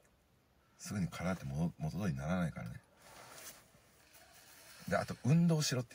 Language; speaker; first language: Japanese; native; Japanese